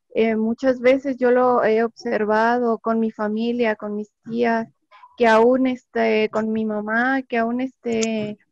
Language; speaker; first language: Spanish; native; Spanish